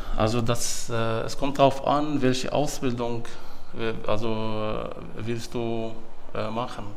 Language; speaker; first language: German; non-native, learner; Arabic